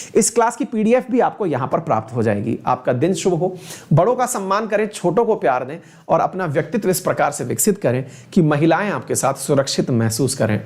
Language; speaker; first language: Hindi; native; Hindi